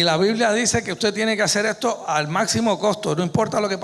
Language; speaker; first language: Spanish; native; Spanish